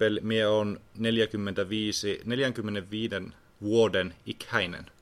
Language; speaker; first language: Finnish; non-native, fluent; Norwegian